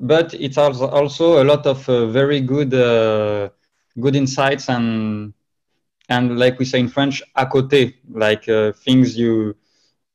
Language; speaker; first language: English; non-native, fluent; French